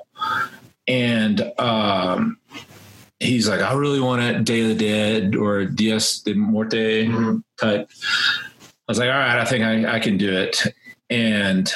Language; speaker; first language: English; native; English